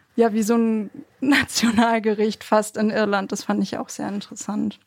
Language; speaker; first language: German; native; German